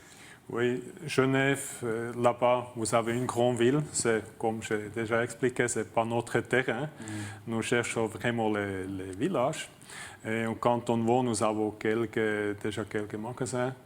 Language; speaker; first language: French; non-native, learner; German